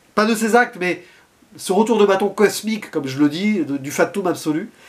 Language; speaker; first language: French; native; French